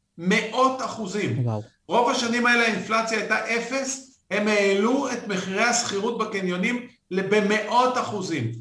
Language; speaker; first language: Hebrew; native; Hebrew